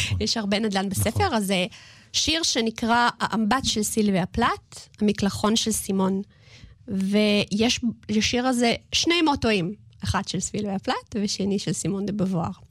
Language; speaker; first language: Hebrew; non-native, fluent; Russian